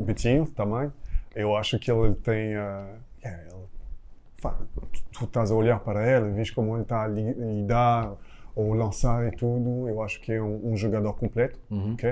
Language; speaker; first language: Portuguese; non-native, fluent; French